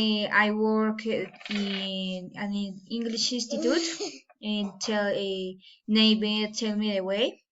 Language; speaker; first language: English; non-native, learner; Spanish